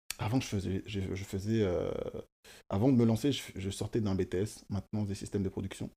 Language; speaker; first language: French; early bilingual, other home language; Kongo